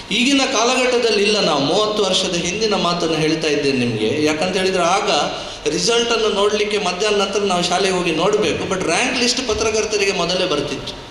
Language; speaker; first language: Kannada; non-native, local second language; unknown